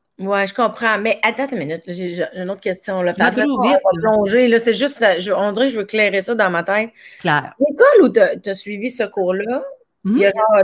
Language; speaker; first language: French; native; French